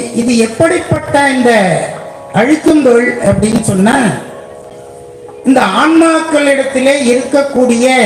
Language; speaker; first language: Tamil; native; Tamil